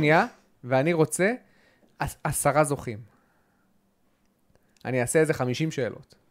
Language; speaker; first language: Hebrew; native; Hebrew